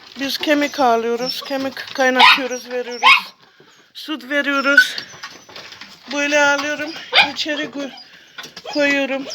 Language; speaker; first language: Turkish; non-native, learner; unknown